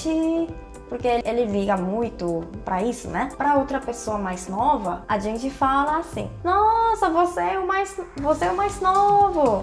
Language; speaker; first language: Portuguese; non-native, fluent; Korean